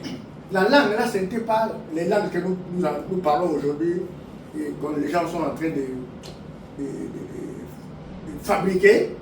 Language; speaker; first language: French; non-native, local second language; Lingala